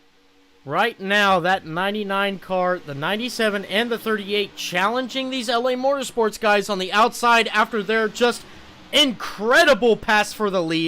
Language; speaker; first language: English; native; English